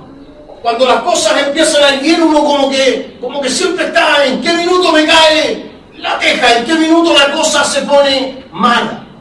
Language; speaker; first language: Spanish; native; Spanish